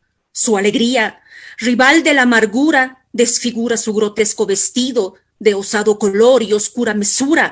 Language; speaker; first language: Spanish; native; Spanish